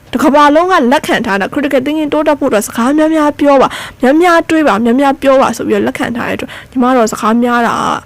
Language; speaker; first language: Burmese; native; Burmese